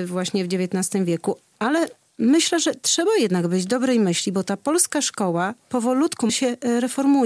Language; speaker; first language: Polish; native; Polish